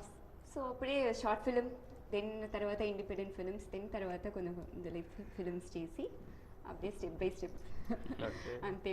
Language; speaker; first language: Telugu; non-native, learner; Tamil